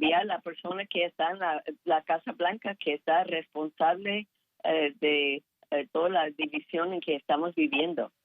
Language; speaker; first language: Spanish; non-native, fluent; English